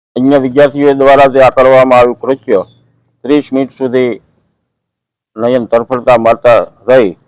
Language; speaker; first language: Gujarati; non-native, local second language; Sindhi